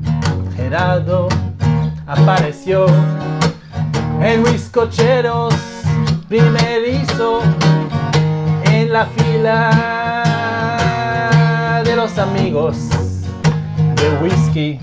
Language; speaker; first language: Spanish; non-native, fluent; English